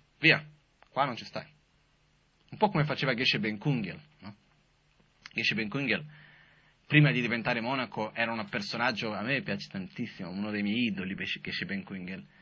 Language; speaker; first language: Italian; non-native, fluent; Portuguese